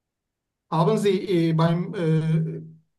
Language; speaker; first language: German; non-native, learner; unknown